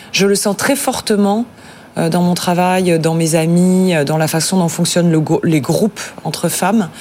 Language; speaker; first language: French; native; French